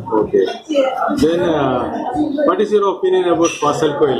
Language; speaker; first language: English; non-native, local second language; Malayalam